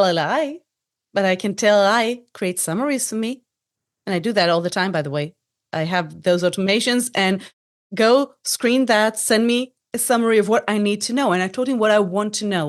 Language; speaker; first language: English; non-native, fluent; Hebrew